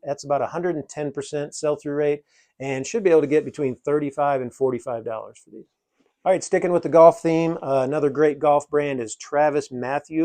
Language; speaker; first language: English; native; English